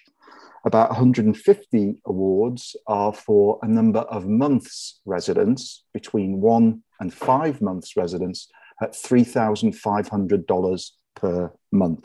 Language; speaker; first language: English; native; English